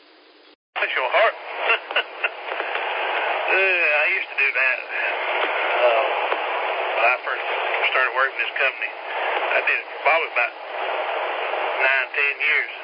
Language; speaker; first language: English; native; English